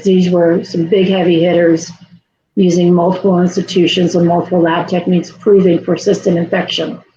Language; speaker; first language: English; native; English